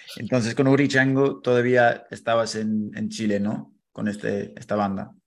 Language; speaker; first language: Spanish; non-native, learner; English